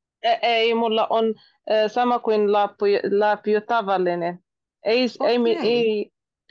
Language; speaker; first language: Finnish; non-native, learner; Spanish